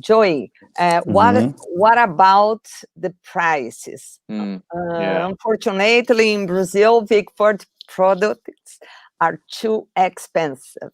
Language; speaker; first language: English; non-native, fluent; Portuguese